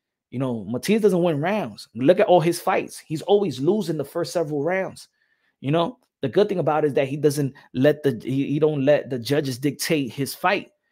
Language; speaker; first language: English; early bilingual, other home language; Spanish